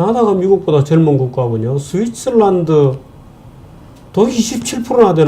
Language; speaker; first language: Korean; native; Korean